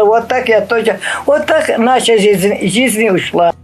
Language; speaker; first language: Russian; non-native, local second language; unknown